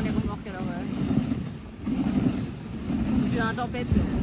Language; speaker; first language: French; native; French